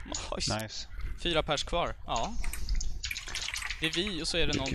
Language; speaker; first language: Swedish; native; Swedish